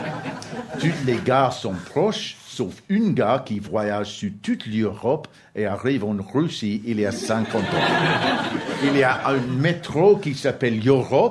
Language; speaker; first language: French; non-native, learner; English